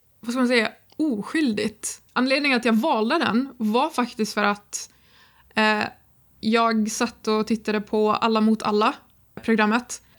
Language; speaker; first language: Swedish; non-native, fluent; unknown